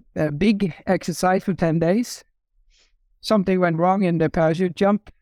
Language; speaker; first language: English; non-native, fluent; Norwegian